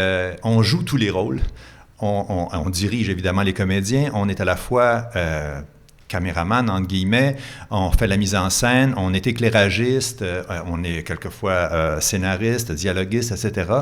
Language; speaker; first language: French; native; French